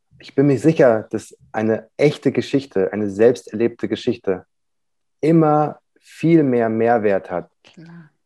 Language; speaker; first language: German; native; German